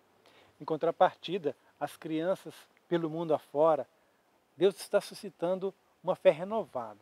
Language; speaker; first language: Portuguese; native; Portuguese